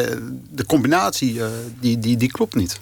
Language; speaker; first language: Dutch; non-native, fluent; French